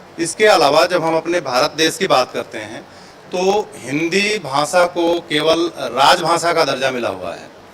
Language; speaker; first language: Hindi; native; Hindi